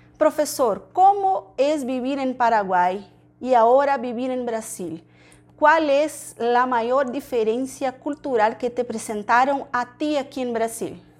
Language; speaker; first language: Spanish; non-native, learner; Portuguese